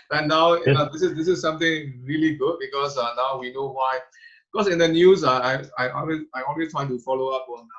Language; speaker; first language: English; non-native, fluent; Burmese